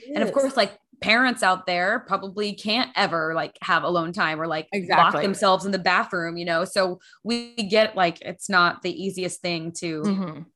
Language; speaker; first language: English; native; English